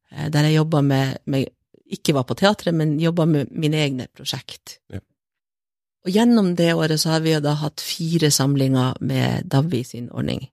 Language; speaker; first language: Norwegian; native; Norwegian